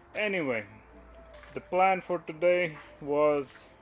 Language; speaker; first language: English; non-native, learner; Latvian